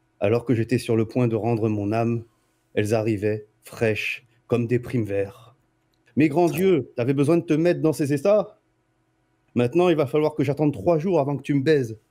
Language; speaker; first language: French; native; French